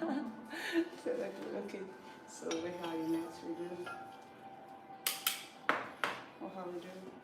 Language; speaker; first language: Dutch; non-native, fluent; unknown